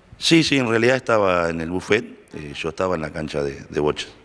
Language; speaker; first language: Spanish; native; Spanish